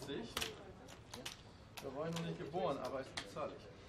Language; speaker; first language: German; native; German